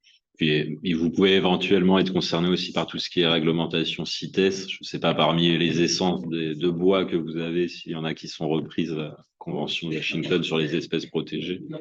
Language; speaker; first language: French; native; French